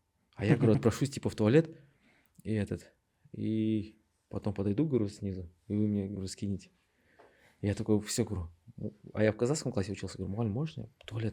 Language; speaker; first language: Russian; native; Russian